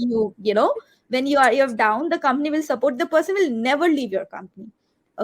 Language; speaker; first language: English; non-native, local second language; Hindi